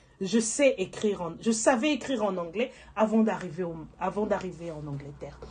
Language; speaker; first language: French; non-native, local second language; Lingala